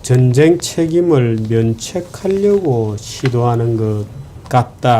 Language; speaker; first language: Korean; native; Korean